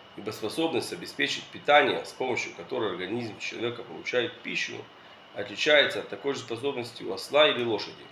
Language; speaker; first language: Russian; early bilingual, heritage; Russian